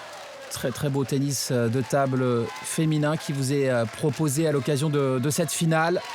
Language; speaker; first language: French; native; French